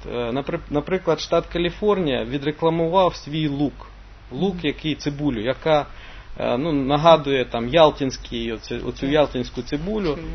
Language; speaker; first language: Ukrainian; non-native, local second language; Russian